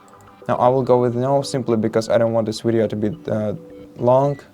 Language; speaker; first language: English; non-native, fluent; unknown